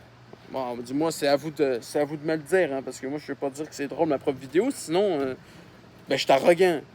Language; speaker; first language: French; native; French